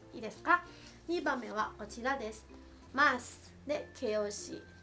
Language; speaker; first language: Japanese; non-native, fluent; Filipino